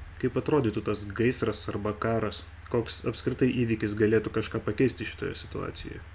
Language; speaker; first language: Lithuanian; native; Lithuanian